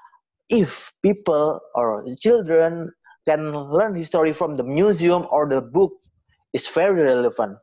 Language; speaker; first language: English; non-native, learner; Indonesian